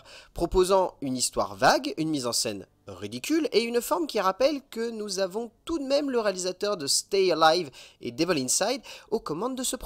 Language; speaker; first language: French; native; French